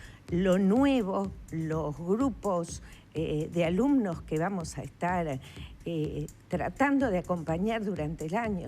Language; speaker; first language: Spanish; native; Spanish